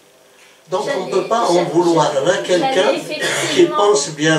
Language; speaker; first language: French; non-native, local second language; Kabyle